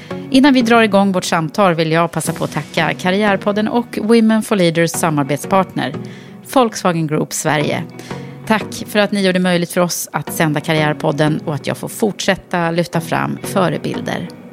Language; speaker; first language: Swedish; native; Swedish